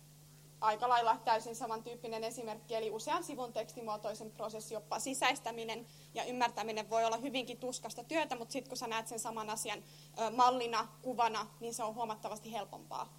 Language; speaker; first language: Finnish; native; Finnish